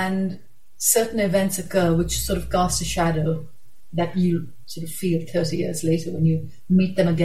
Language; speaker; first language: English; non-native, local second language; Urdu